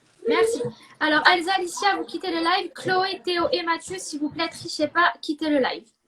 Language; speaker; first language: French; native; French